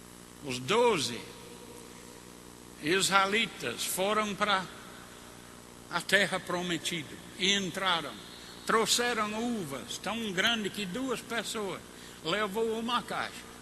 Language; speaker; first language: Portuguese; non-native, fluent; English